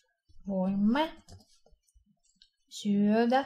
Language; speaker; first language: Finnish; non-native, fluent; Russian